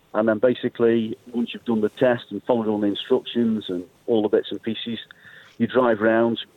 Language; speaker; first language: English; native; English